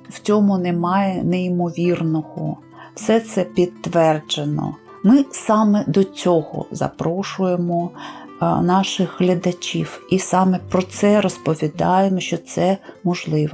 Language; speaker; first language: Ukrainian; native; Ukrainian